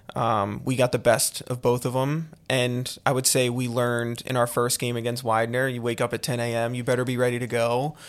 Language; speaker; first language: English; native; English